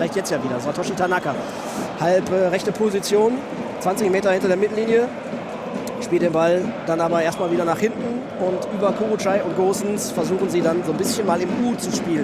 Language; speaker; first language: German; native; German